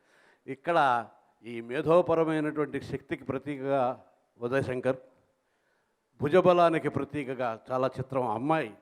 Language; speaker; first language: Telugu; native; Telugu